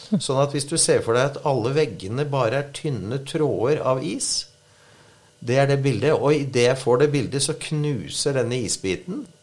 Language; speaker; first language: Norwegian; native; Norwegian